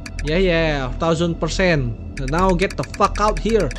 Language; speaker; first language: English; non-native, learner; Indonesian